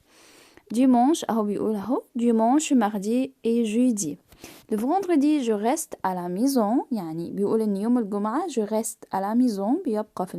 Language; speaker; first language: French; non-native, fluent; Arabic